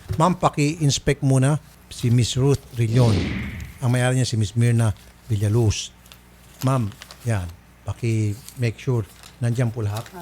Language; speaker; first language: Filipino; native; Filipino